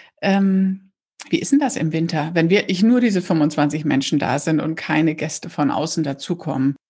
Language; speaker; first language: German; native; German